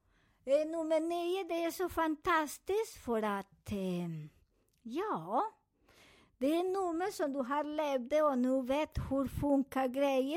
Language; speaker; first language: Swedish; non-native, fluent; Spanish